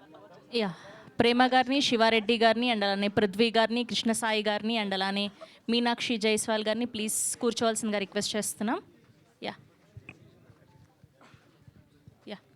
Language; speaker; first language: Telugu; native; Telugu